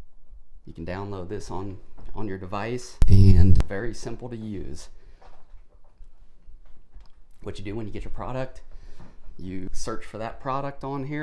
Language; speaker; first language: English; native; English